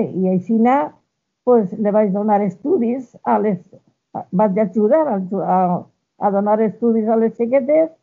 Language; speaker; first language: Catalan; non-native, local second language; Spanish